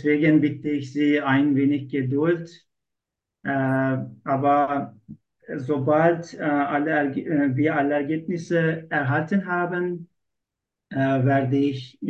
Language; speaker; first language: German; non-native, learner; Turkish